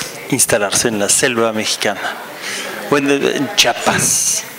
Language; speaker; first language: Spanish; non-native, fluent; French